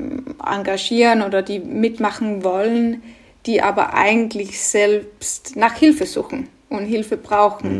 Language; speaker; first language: German; non-native, fluent; Danish